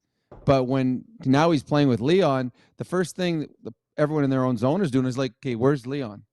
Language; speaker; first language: English; native; English